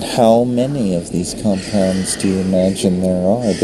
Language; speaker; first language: English; native; English